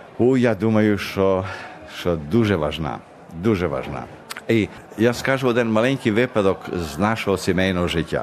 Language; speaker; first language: Ukrainian; early bilingual, heritage; Ukrainian